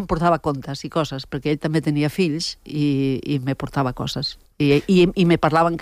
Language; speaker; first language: Catalan; non-native, local second language; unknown